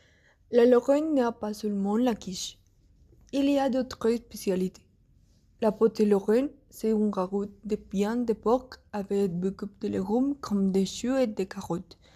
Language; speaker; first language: French; non-native, learner; Spanish